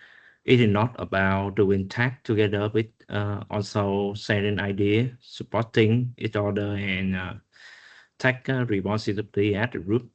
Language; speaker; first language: English; non-native, learner; Vietnamese